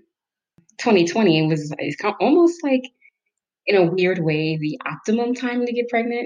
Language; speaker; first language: English; native; English